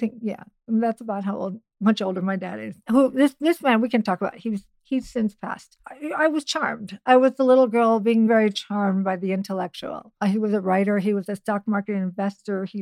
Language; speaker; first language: English; native; English